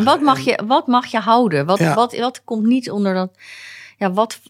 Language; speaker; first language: Dutch; native; Dutch